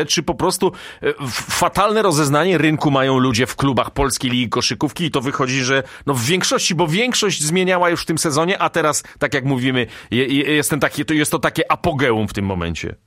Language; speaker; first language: Polish; native; Polish